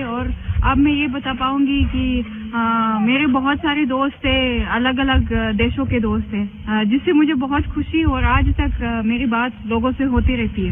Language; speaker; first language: Hindi; non-native, fluent; Russian